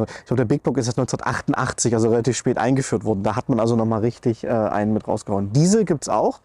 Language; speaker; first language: German; native; German